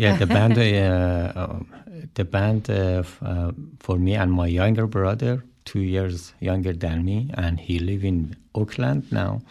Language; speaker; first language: English; non-native, learner; Persian